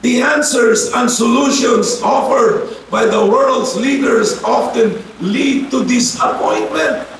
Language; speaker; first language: English; non-native, local second language; Filipino